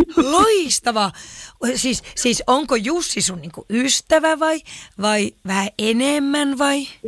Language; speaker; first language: Finnish; native; Finnish